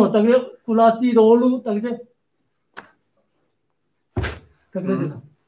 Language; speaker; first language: Czech; non-native, learner; Korean